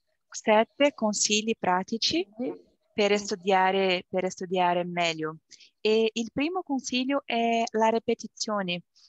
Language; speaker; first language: Italian; non-native, learner; Portuguese